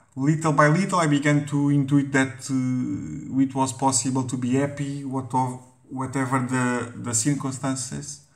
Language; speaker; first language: English; non-native, fluent; Portuguese